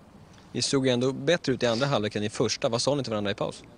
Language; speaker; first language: Swedish; native; Swedish